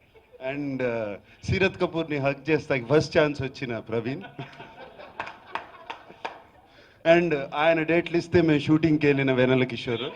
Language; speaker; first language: Telugu; native; Telugu